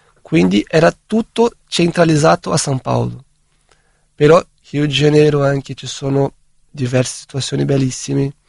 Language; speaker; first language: Italian; non-native, fluent; Portuguese